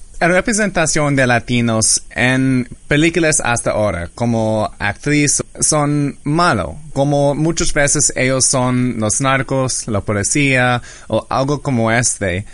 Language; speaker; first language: Spanish; early bilingual, heritage; English